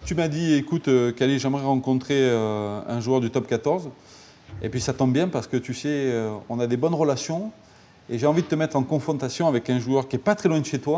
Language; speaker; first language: French; native; French